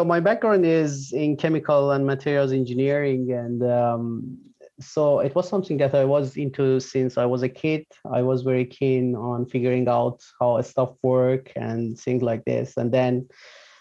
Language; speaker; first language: English; non-native, fluent; Persian